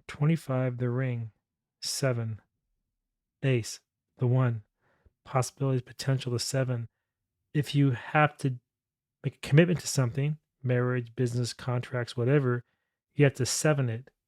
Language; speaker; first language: English; native; English